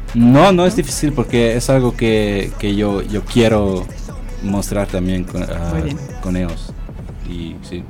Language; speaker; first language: Spanish; early bilingual, heritage; Spanish